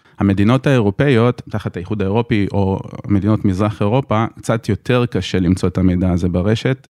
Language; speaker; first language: Hebrew; native; Hebrew